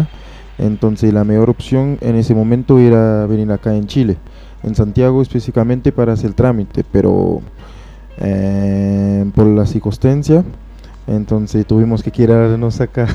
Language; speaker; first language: Spanish; non-native, fluent; Haitian Creole